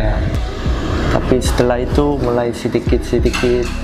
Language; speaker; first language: Indonesian; non-native, learner; Korean